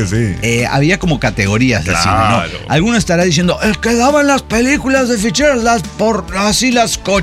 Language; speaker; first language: Spanish; native; Spanish